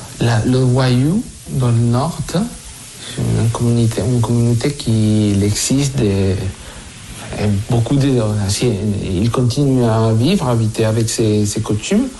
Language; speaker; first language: French; non-native, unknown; Spanish